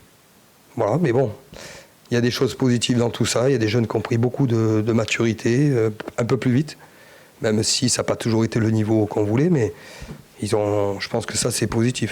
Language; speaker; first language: French; native; French